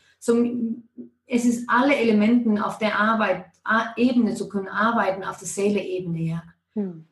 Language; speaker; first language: German; non-native, fluent; Danish